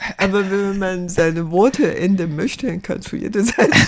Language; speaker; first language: German; non-native, fluent; Chinese